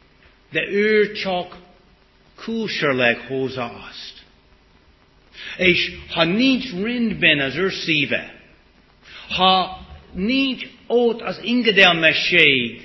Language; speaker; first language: Hungarian; non-native, fluent; English